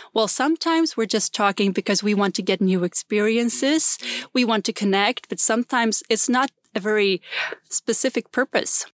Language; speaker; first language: English; non-native, fluent; Swedish